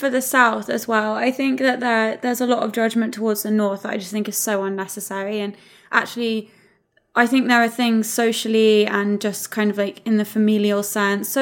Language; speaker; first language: English; native; English